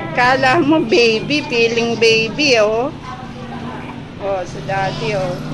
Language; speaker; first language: Filipino; native; Filipino